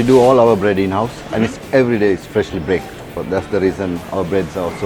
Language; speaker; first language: English; non-native, fluent; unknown